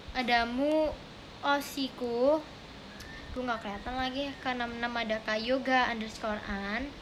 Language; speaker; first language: Indonesian; native; Indonesian